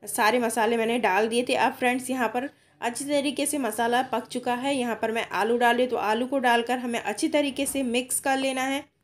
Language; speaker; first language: Hindi; non-native, local second language; Odia